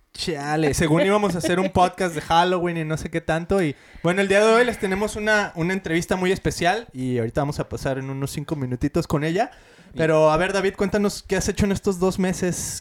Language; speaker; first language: Spanish; early bilingual, heritage; Spanish